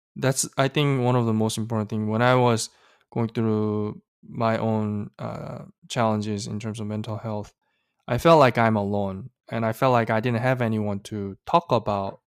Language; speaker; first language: English; early bilingual, other home language; Korean